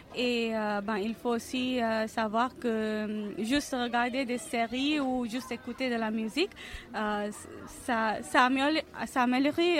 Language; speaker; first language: French; non-native, fluent; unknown